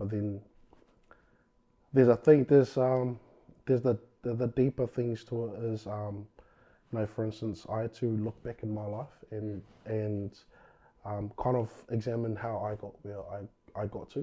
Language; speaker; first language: English; native; English